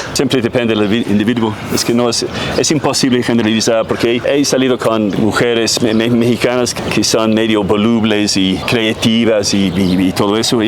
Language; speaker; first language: Spanish; non-native, fluent; English